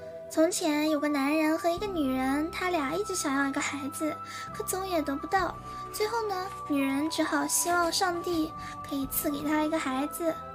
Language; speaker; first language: Chinese; early bilingual, heritage; Chinese